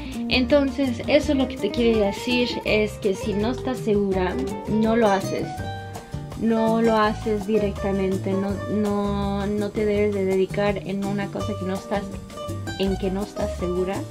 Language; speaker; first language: Spanish; early bilingual, heritage; Spanish